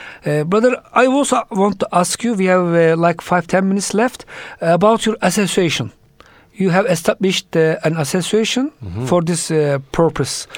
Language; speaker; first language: English; non-native, fluent; Turkish